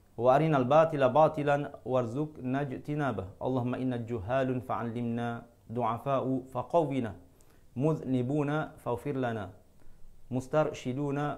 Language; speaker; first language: Arabic; non-native, fluent; Malay